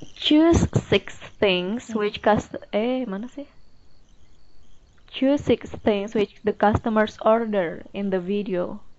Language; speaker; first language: English; non-native, fluent; Indonesian